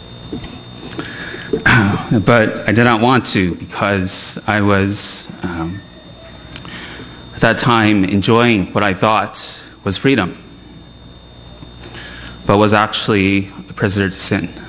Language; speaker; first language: English; early bilingual, other home language; Chinese